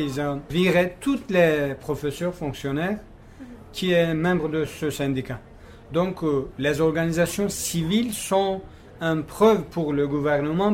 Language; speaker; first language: French; non-native, fluent; Kurdish